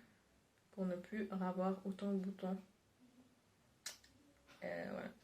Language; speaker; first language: French; native; French